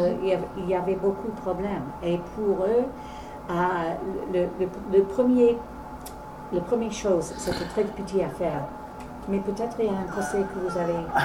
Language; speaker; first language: French; non-native, learner; English